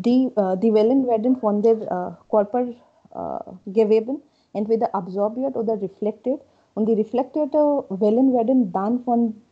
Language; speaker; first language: German; non-native, learner; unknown